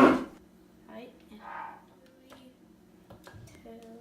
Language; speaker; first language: English; native; English